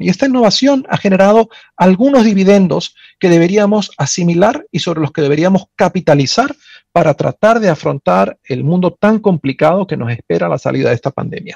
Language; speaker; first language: Spanish; native; Spanish